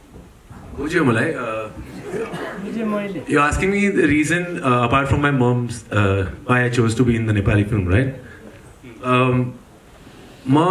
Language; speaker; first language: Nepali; early bilingual, heritage; Nepali